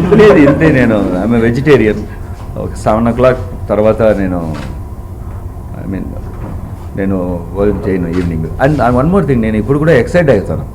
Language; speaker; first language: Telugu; non-native, learner; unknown